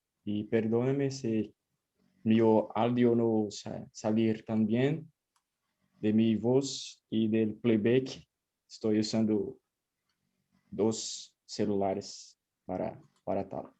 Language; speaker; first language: Spanish; non-native, learner; Portuguese